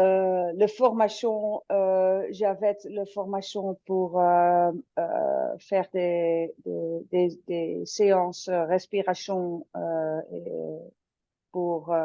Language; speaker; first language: French; non-native, fluent; Dutch